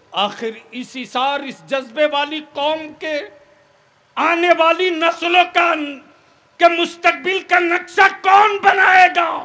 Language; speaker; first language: Hindi; native; Hindi